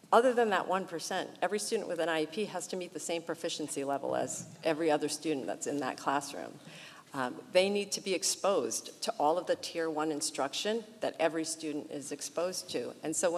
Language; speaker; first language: English; early bilingual, other home language; Portuguese